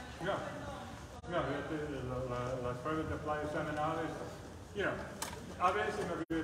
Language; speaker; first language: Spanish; non-native, learner; English